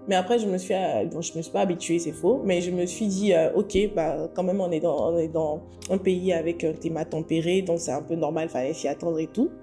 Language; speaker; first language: French; native; French